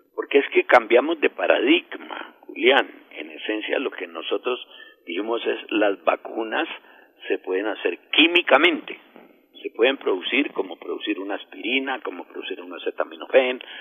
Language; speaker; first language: Spanish; native; Spanish